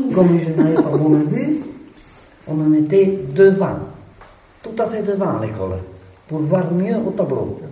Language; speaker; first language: French; non-native, local second language; Basque